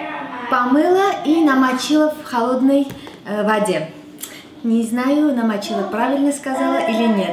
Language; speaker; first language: Russian; non-native, fluent; Armenian